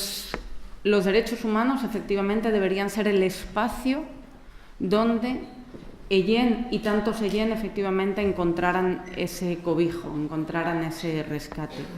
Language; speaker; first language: Spanish; native; Spanish